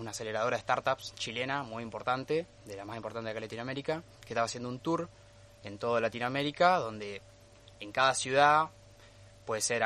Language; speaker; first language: Spanish; native; Spanish